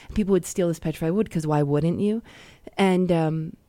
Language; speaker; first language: English; native; English